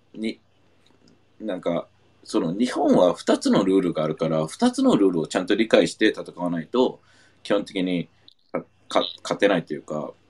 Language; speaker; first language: Japanese; non-native, fluent; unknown